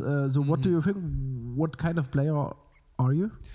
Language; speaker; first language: English; non-native, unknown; German